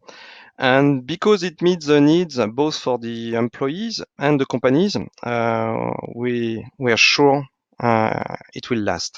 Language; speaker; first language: English; non-native, fluent; French